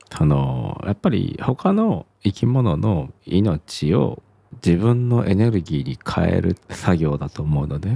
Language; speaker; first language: Japanese; native; Japanese